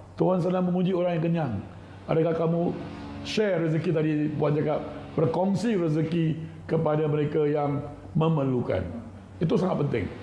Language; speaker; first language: Malay; non-native, local second language; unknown